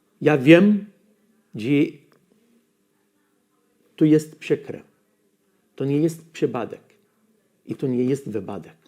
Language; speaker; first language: Polish; non-native, learner; Arabic